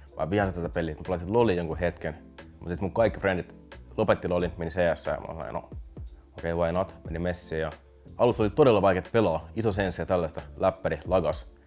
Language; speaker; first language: Finnish; early bilingual, other home language; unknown